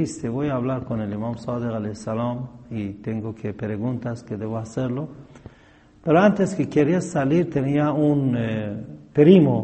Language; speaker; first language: Spanish; non-native, fluent; Persian